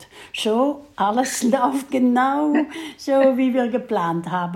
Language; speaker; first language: German; non-native, fluent; Dutch